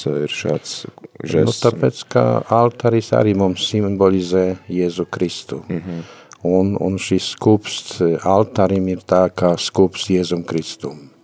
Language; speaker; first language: Latvian; non-native, fluent; Polish